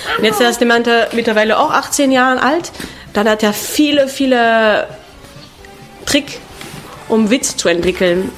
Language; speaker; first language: German; non-native, fluent; French